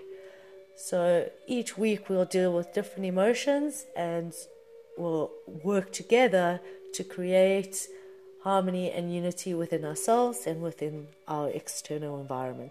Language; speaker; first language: English; native; English